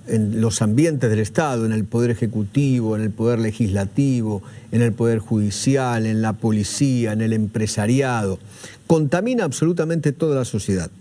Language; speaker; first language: Spanish; native; Spanish